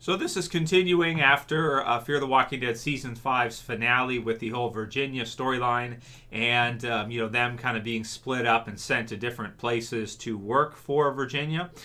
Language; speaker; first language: English; native; English